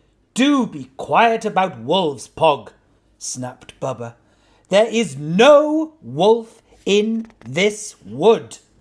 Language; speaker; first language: English; native; English